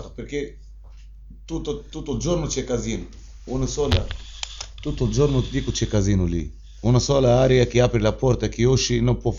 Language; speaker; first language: Italian; non-native, learner; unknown